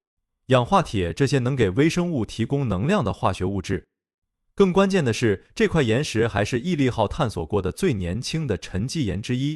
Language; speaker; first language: Chinese; native; Chinese